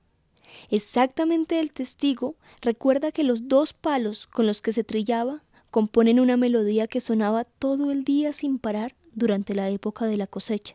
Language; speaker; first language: Spanish; native; Spanish